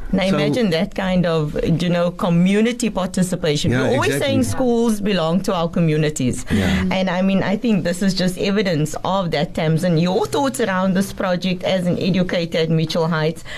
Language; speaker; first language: English; native; English